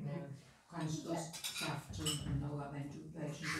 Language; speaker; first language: German; native; German